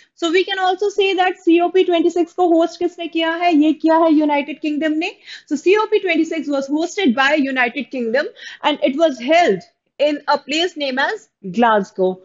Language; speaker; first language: Hindi; native; Hindi